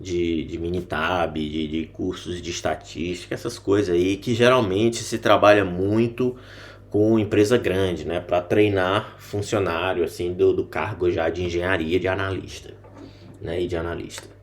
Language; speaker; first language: Portuguese; native; Portuguese